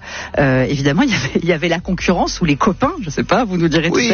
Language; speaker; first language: French; native; French